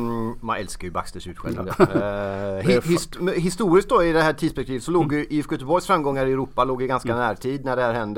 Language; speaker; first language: Swedish; native; Swedish